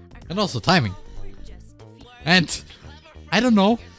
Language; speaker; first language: English; non-native, learner; German